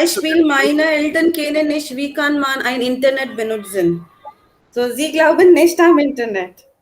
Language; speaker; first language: German; non-native, learner; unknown